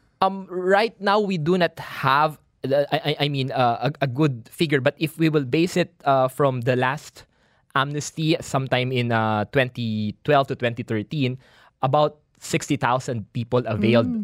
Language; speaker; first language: English; non-native, local second language; Filipino